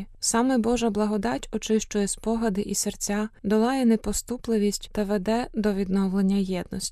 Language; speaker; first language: Ukrainian; native; Ukrainian